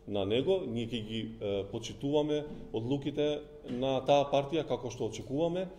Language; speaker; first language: Macedonian; non-native, local second language; Albanian